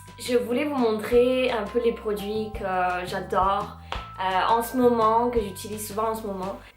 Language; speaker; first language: French; non-native, fluent; English